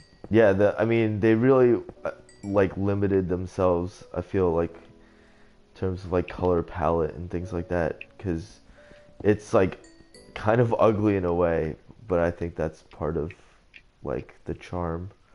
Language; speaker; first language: English; early bilingual, other home language; Chinese